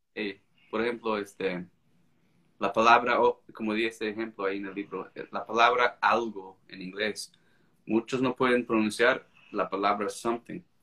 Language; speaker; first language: Spanish; non-native, fluent; English